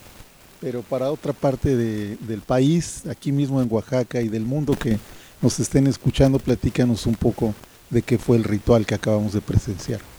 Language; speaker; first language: Spanish; native; Spanish